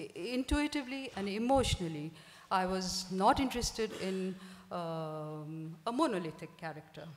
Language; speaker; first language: English; non-native, local second language; Hindi